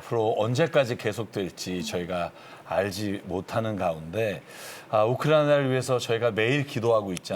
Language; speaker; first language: Korean; native; Korean